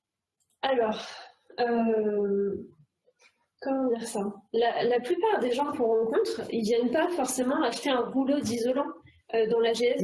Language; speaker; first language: French; native; French